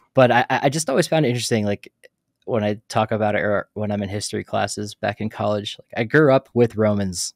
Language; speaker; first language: English; native; English